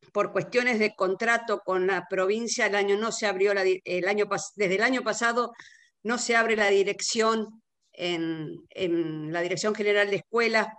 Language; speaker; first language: Spanish; native; Spanish